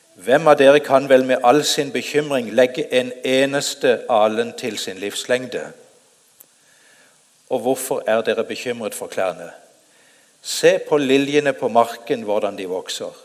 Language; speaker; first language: Norwegian; native; Norwegian